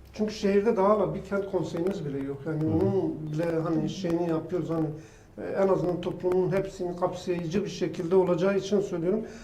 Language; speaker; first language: Turkish; non-native, local second language; Kurdish